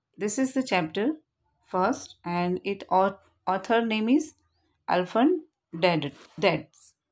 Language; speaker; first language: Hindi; non-native, local second language; Gujarati